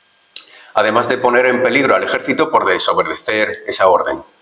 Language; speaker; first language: Spanish; native; Spanish